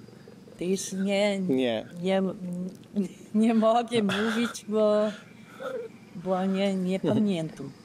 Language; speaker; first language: Polish; early bilingual, heritage; Polish